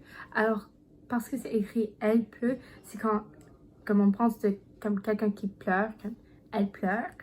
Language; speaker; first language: French; non-native, learner; English